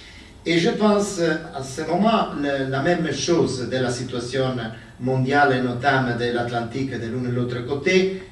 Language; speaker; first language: French; non-native, learner; Italian